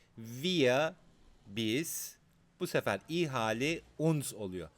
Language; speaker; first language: Turkish; native; Turkish